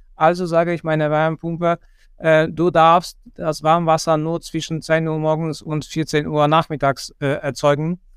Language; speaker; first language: German; non-native, fluent; Polish